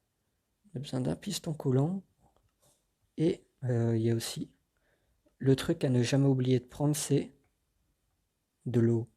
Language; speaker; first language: French; native; French